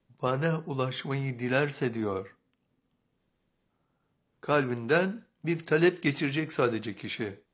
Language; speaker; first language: Turkish; native; Turkish